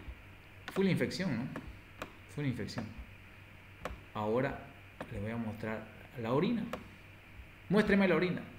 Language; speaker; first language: Spanish; native; Spanish